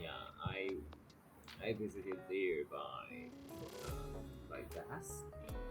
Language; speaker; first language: English; non-native, fluent; Japanese